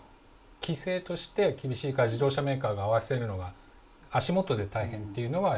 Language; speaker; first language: Japanese; native; Japanese